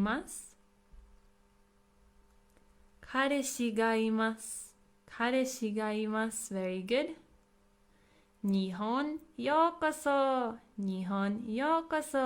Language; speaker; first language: Japanese; non-native, fluent; English